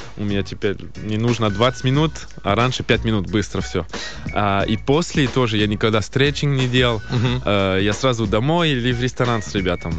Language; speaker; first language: Russian; early bilingual, heritage; Russian